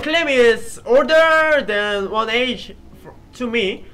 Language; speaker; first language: English; non-native, learner; Korean